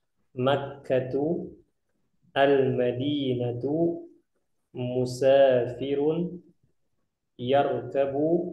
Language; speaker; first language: Arabic; non-native, fluent; Indonesian